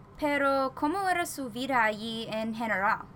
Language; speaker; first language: Spanish; non-native, learner; English